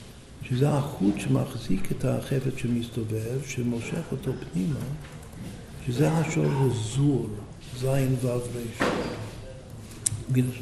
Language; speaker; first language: Hebrew; non-native, fluent; English